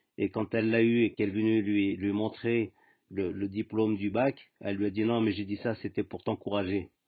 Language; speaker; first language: French; native; French